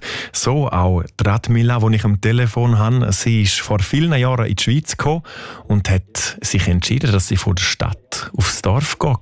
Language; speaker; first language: German; native; German